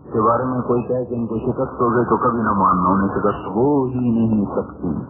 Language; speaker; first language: Urdu; non-native, local second language; Punjabi